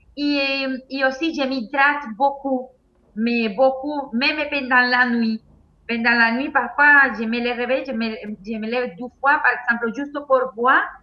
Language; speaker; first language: French; non-native, fluent; Spanish